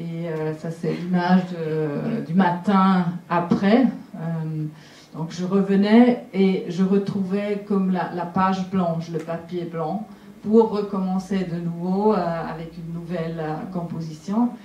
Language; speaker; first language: French; non-native, local second language; German